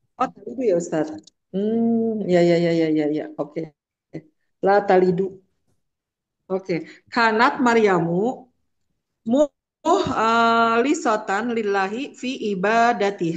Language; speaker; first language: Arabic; non-native, learner; Indonesian